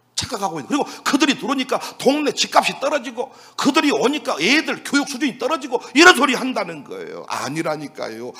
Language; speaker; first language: Korean; native; Korean